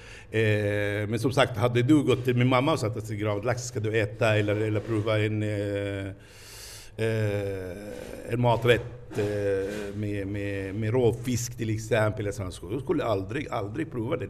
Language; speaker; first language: Swedish; non-native, fluent; Arabic